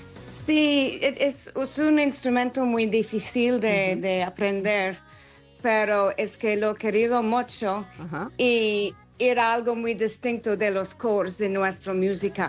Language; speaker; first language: Spanish; non-native, fluent; English